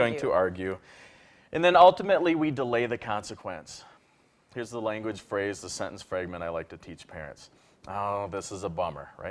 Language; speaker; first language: English; native; English